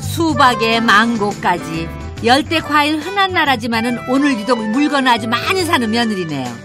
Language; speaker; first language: Korean; native; Korean